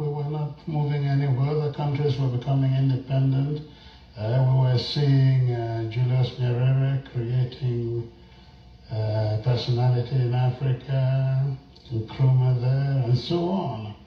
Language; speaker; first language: English; non-native, local second language; Igbo